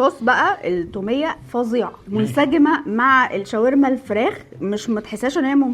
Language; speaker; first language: Arabic; native; Arabic